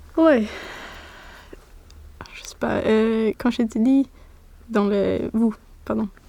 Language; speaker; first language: French; non-native, learner; Swedish